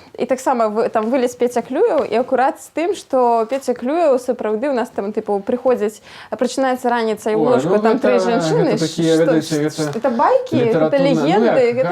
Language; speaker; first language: Belarusian; non-native, local second language; Russian